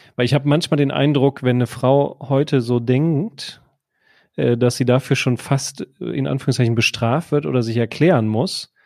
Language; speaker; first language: German; native; German